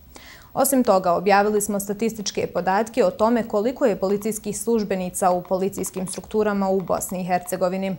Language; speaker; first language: Serbian; native; Serbian